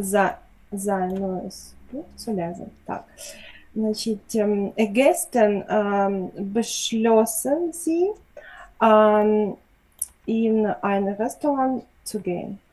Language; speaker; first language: German; non-native, learner; Ukrainian